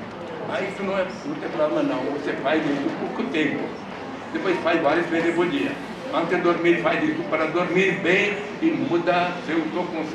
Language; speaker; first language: Portuguese; non-native, fluent; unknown